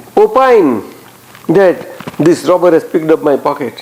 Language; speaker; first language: English; non-native, local second language; Gujarati